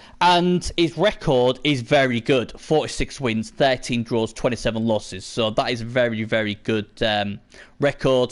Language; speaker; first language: English; native; English